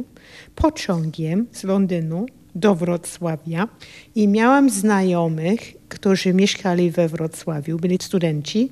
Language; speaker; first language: Polish; non-native, fluent; English